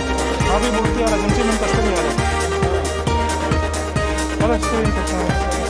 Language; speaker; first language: Arabic; non-native, learner; Filipino